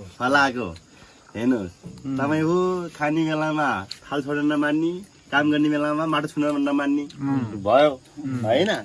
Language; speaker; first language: Nepali; non-native, local second language; Gurung